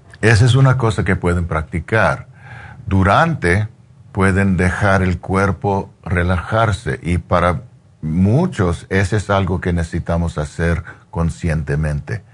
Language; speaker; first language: Spanish; non-native, learner; English